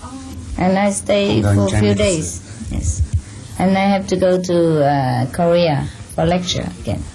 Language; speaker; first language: English; non-native, fluent; Vietnamese